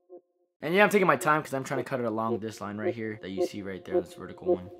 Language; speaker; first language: English; native; English